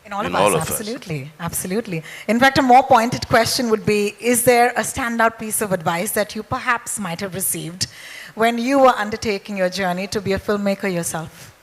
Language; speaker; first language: English; non-native, local second language; Hindi